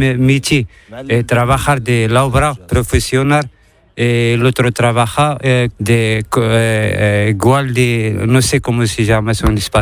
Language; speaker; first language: Spanish; non-native, learner; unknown